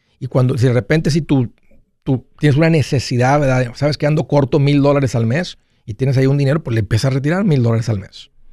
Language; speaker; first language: Spanish; native; Spanish